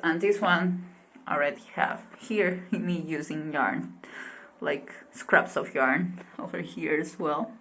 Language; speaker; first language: English; non-native, fluent; Portuguese